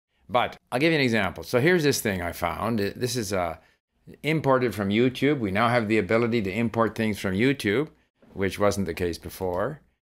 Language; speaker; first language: English; native; English